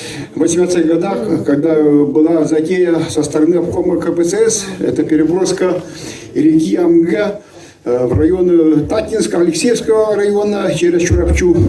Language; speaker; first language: Russian; native; Russian